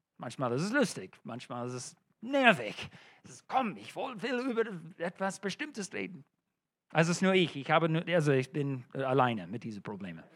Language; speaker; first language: German; non-native, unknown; English